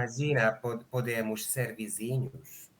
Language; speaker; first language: Portuguese; non-native, learner; Hungarian